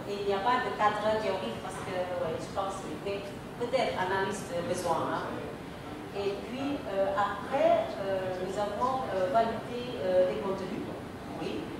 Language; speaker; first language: French; non-native, fluent; Indonesian